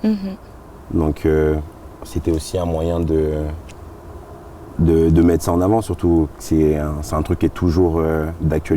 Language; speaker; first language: French; native; French